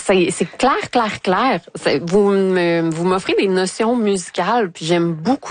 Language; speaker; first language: French; native; French